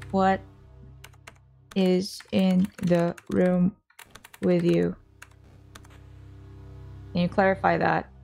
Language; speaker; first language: English; native; English